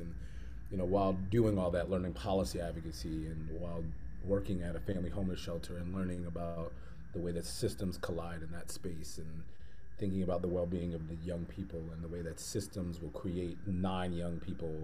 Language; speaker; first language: English; native; English